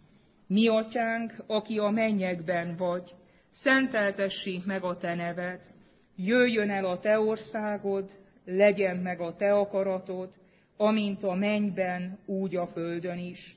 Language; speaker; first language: Hungarian; native; Hungarian